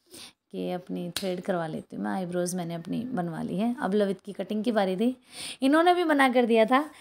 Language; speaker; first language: Hindi; native; Hindi